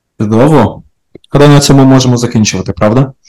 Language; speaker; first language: Ukrainian; native; Ukrainian